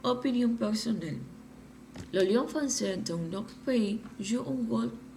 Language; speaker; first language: French; non-native, learner; Spanish